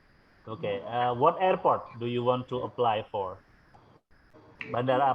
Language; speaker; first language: English; non-native, fluent; Indonesian